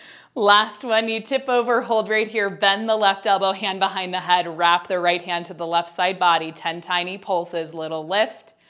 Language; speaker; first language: English; native; English